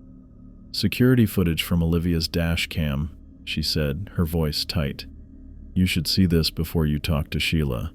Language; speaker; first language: English; native; English